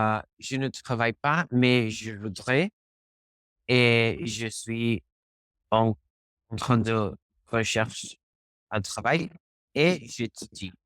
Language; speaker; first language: French; non-native, learner; Spanish